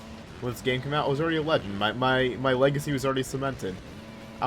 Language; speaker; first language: English; native; English